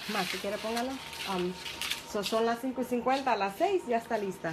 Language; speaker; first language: Spanish; early bilingual, other home language; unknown